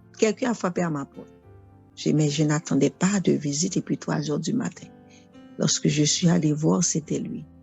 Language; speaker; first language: French; non-native, local second language; Haitian Creole